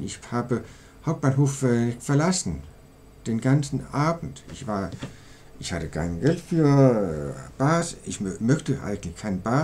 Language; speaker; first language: German; non-native, learner; Danish